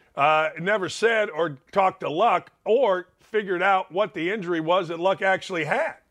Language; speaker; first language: English; early bilingual, other home language; Serbian